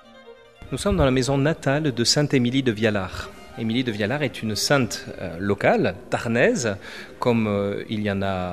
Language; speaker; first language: French; native; French